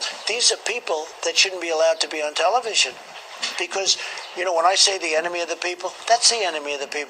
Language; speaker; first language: English; native; English